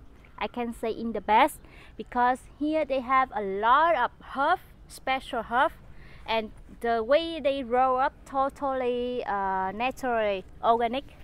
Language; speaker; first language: English; non-native, fluent; Vietnamese